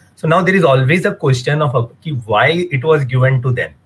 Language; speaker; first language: English; non-native, local second language; Hindi